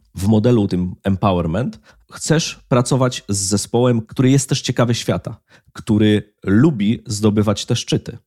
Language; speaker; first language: Polish; native; Polish